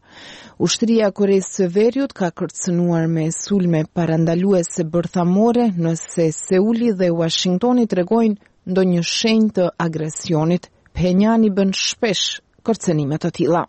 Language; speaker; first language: Albanian; native; Albanian